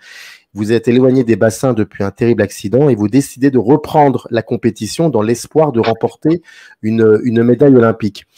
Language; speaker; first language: French; native; French